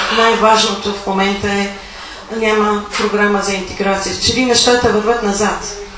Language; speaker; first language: Bulgarian; non-native, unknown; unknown